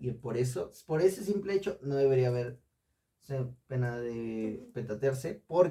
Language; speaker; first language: Spanish; native; Spanish